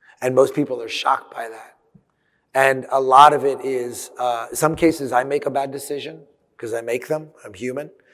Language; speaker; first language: English; early bilingual, other home language; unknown